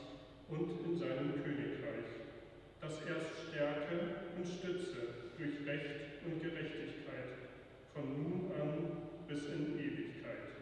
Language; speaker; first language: German; native; German